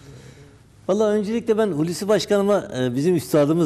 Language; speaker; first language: Turkish; native; Turkish